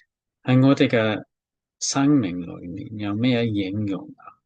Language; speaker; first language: Cantonese; non-native, fluent; English